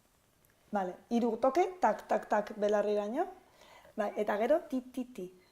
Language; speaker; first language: Basque; non-native, learner; Spanish